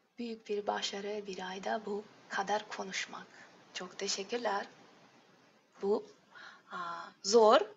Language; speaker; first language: Turkish; non-native, learner; Russian